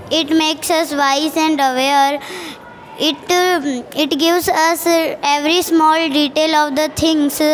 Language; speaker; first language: English; non-native, learner; Hindi